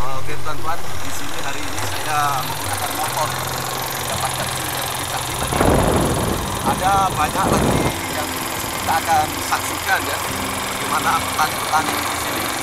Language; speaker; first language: Indonesian; non-native, local second language; Javanese